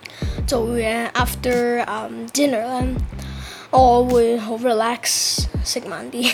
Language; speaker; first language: Cantonese; early bilingual, heritage; Cantonese